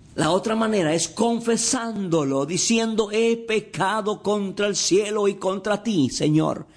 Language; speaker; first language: Spanish; native; Spanish